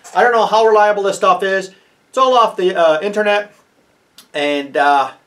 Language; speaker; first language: English; native; English